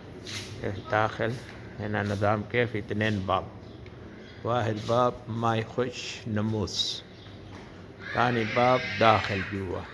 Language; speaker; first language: Arabic; non-native, learner; Urdu